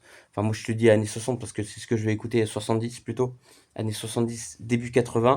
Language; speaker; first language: French; native; French